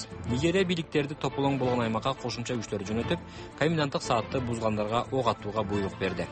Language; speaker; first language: Kyrgyz; native; Kyrgyz